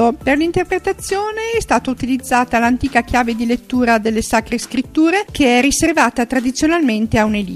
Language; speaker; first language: Italian; native; Italian